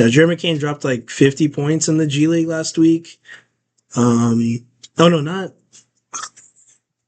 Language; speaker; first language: English; native; English